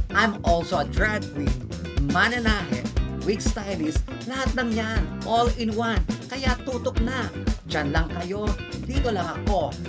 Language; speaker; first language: Filipino; native; Filipino